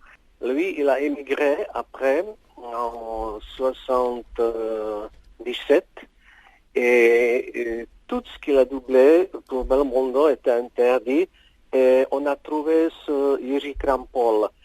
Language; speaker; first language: French; non-native, fluent; Czech